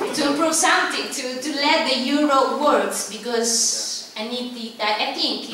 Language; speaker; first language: English; non-native, fluent; Italian